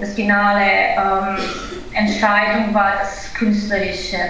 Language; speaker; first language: German; non-native, fluent; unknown